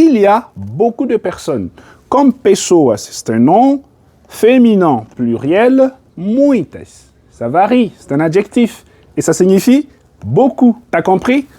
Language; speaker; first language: French; non-native, fluent; Portuguese